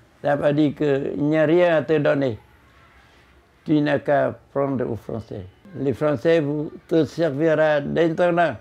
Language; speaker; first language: French; non-native, local second language; Vietnamese